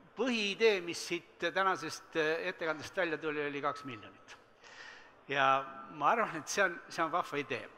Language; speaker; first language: Estonian; native; Estonian